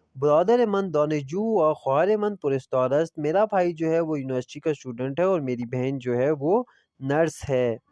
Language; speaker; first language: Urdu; non-native, local second language; Punjabi